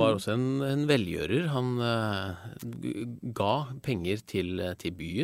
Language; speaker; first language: Norwegian; native; Norwegian